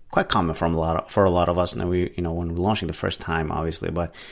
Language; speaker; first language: English; non-native, fluent; Norwegian